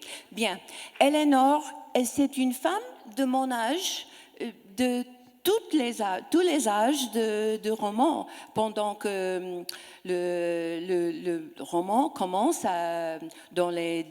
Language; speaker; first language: French; non-native, learner; English